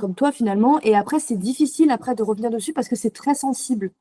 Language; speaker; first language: French; native; French